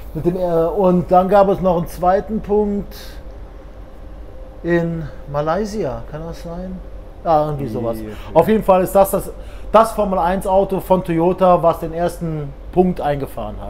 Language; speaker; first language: German; native; German